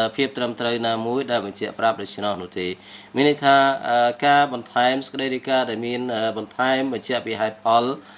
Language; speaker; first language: Khmer; non-native, local second language; Western Cham